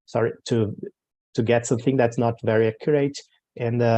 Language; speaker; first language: English; non-native, learner; Portuguese